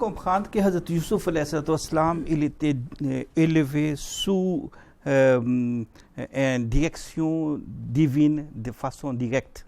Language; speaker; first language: French; non-native, fluent; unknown